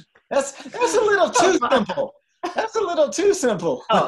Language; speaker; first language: English; native; English